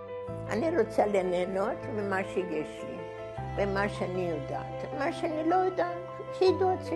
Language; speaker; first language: Hebrew; non-native, fluent; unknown